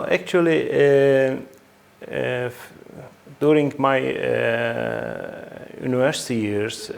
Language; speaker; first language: English; non-native, fluent; Turkish